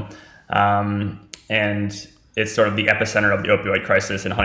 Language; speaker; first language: English; native; English